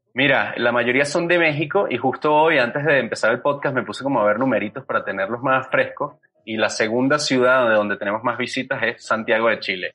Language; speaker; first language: Spanish; native; Spanish